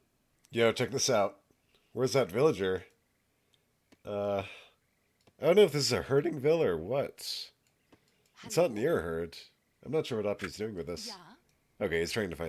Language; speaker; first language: English; native; English